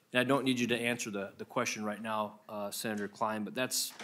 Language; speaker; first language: English; native; English